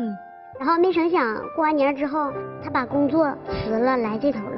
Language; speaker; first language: Chinese; native; Chinese